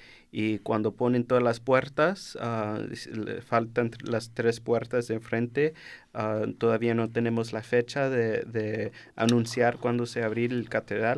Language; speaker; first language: Spanish; early bilingual, heritage; Spanish